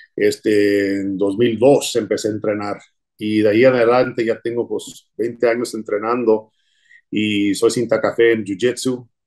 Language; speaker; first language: Spanish; early bilingual, heritage; Spanish